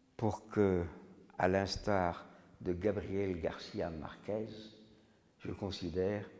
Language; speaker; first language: French; native; French